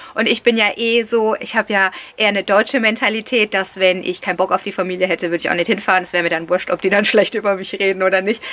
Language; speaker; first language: German; early bilingual, other home language; Italian